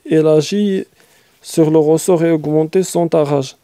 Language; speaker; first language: French; non-native, local second language; Arabic